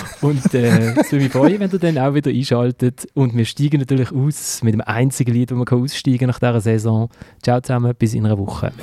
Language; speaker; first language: German; native; German